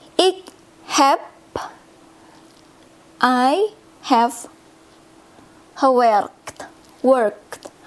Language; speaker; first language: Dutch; non-native, fluent; Indonesian